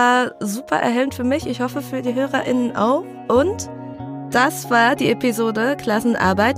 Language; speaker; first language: German; early bilingual, other home language; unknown